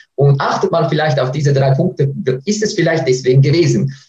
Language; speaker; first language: German; native; German